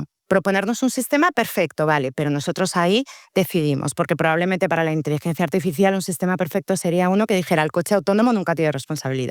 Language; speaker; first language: Spanish; native; Spanish